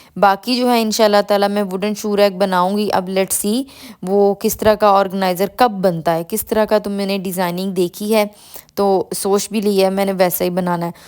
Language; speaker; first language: Urdu; non-native, local second language; Punjabi